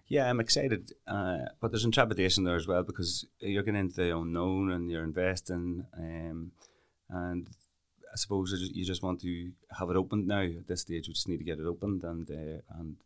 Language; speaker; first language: English; native; English